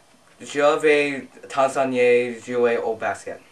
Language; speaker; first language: French; non-native, learner; English